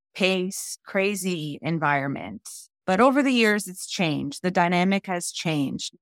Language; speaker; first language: English; native; English